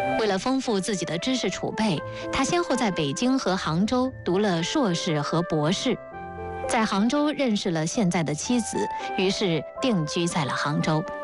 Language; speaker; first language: Chinese; native; Chinese